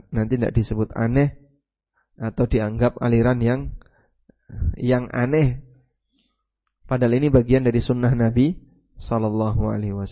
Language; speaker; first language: Indonesian; native; Indonesian